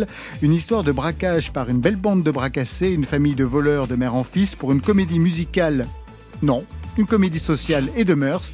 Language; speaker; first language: French; native; French